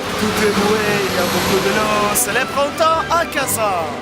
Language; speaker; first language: French; non-native, fluent; Russian